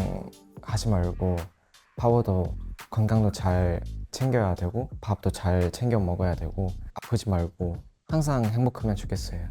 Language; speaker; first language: Korean; non-native, fluent; Thai